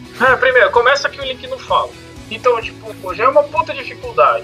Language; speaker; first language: Portuguese; native; Portuguese